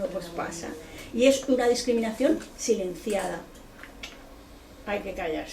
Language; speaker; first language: Spanish; non-native, local second language; Catalan